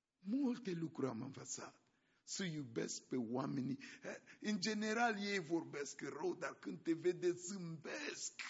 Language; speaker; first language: Romanian; non-native, fluent; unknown